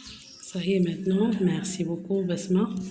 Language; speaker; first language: French; non-native, local second language; Arabic